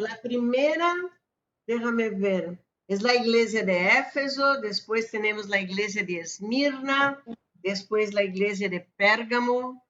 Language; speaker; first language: Spanish; non-native, fluent; Portuguese